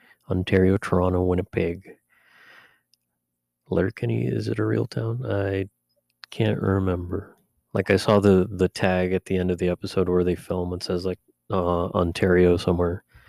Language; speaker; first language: English; native; English